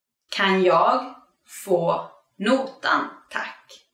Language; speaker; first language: Swedish; native; Swedish